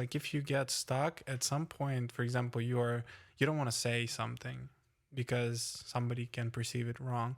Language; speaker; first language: English; non-native, fluent; Ukrainian